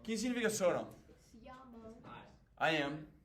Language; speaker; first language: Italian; non-native, fluent; English